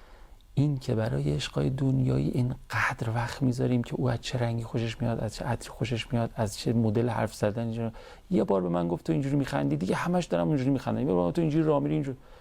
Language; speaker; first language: Persian; native; Persian